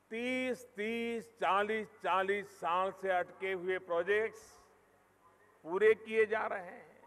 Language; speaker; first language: Hindi; non-native, local second language; Gujarati